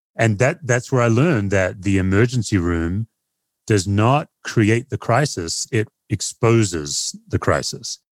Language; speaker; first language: English; native; English